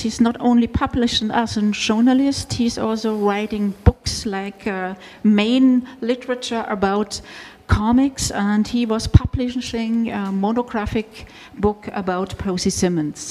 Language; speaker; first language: English; non-native, fluent; German